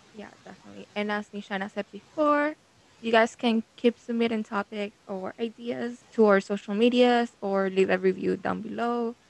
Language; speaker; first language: English; non-native, fluent; Spanish